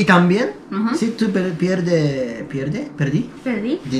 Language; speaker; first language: Spanish; non-native, learner; Japanese